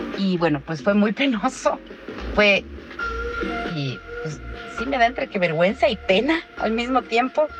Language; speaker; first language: Spanish; native; Spanish